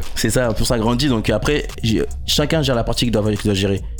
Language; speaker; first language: French; native; French